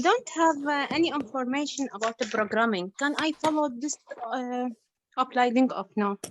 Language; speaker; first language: English; non-native, learner; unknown